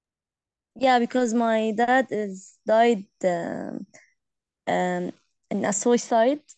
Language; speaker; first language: English; non-native, learner; Arabic